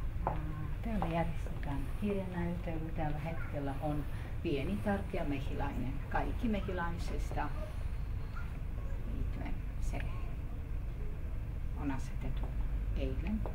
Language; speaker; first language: Finnish; non-native, fluent; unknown